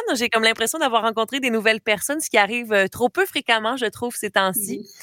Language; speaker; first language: French; native; French